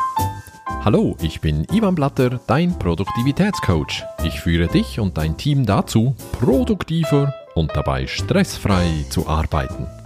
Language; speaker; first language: German; native; German